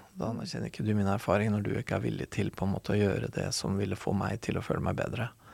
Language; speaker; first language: Norwegian; native; Norwegian